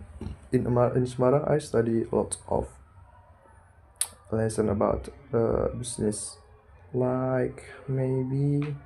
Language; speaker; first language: English; non-native, learner; Indonesian